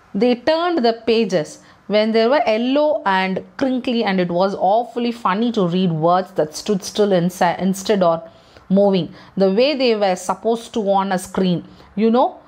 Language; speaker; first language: English; non-native, local second language; Tamil